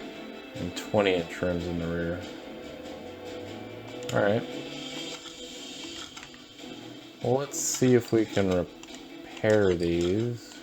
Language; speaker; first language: English; native; English